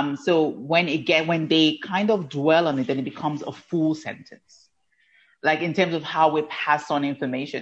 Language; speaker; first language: English; non-native, local second language; Yoruba